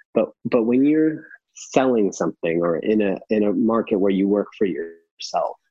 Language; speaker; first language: English; native; English